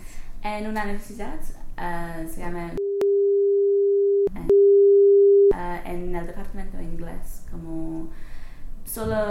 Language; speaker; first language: Spanish; non-native, learner; English